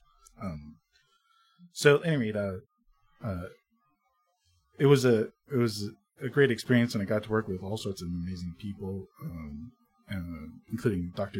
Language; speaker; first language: English; native; English